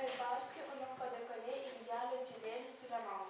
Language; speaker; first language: French; non-native, learner; Ukrainian